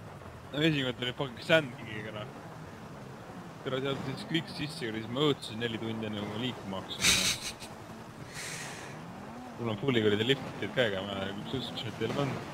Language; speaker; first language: Estonian; native; Estonian